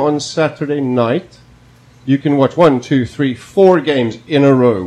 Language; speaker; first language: English; non-native, local second language; Afrikaans